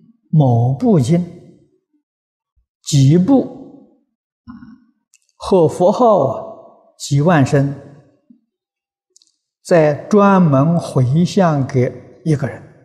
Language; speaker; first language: Chinese; native; Chinese